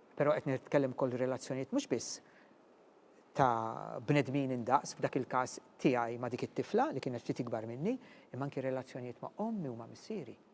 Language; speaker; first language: Maltese; native; Maltese